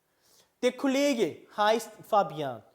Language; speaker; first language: German; non-native, fluent; Korean